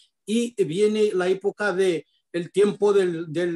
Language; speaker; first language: Spanish; non-native, fluent; Arabic